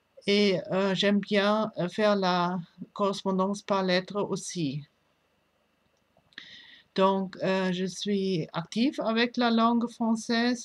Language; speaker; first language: French; non-native, fluent; German